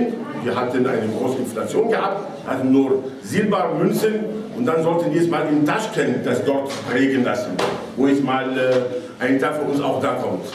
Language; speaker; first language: German; non-native, fluent; Arabic